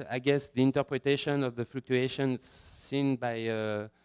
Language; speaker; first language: English; non-native, fluent; French